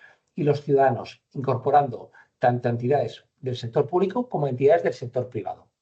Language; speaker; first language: Spanish; native; Spanish